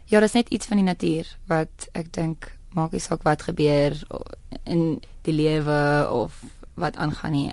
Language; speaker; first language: Afrikaans; non-native, local second language; English